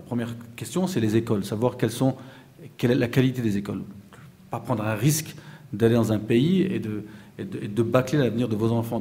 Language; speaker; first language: French; native; French